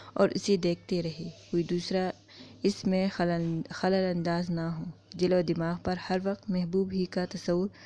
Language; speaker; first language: Urdu; non-native, local second language; Pashto